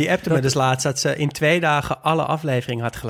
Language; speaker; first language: Dutch; native; Dutch